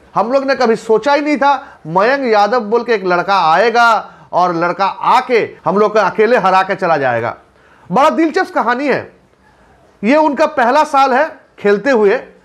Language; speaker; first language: Hindi; non-native, local second language; Bangla